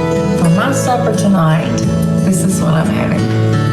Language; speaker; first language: English; native; English